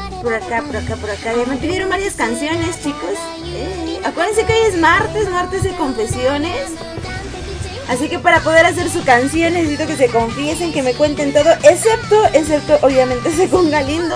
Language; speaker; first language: Spanish; native; Spanish